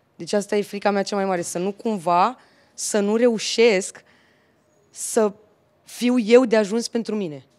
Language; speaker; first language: Romanian; native; Romanian